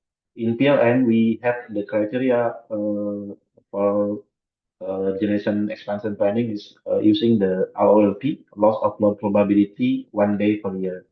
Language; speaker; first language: English; non-native, fluent; Indonesian